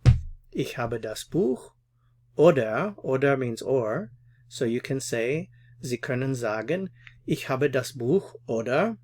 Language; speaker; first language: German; non-native, fluent; English